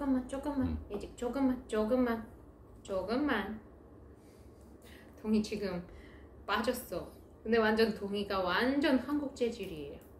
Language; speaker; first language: Korean; non-native, fluent; Russian